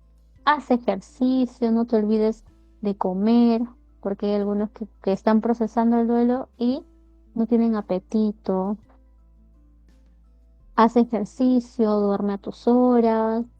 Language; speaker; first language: Spanish; native; Spanish